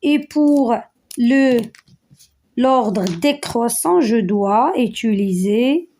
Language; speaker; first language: French; non-native, local second language; Arabic